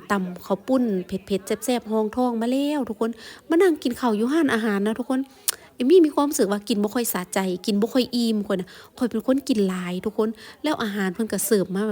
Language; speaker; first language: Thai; non-native, local second language; Northeastern Thai